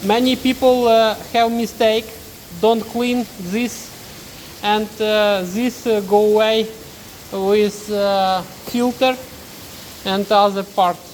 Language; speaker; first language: English; non-native, learner; Ukrainian